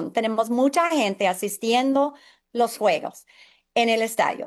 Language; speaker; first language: Spanish; non-native, fluent; English